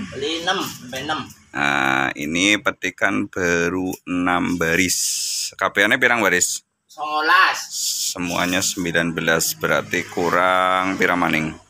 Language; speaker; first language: Indonesian; non-native, local second language; Javanese